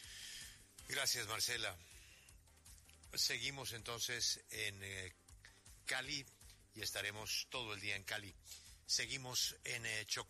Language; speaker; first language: Spanish; native; Spanish